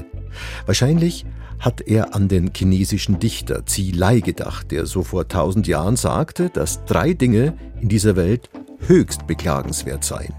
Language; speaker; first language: German; native; German